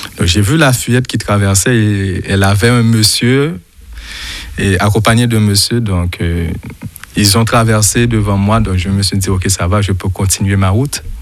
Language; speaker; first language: French; non-native, local second language; Haitian Creole